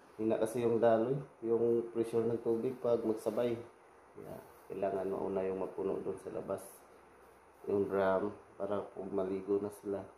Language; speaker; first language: Filipino; non-native, local second language; Cebuano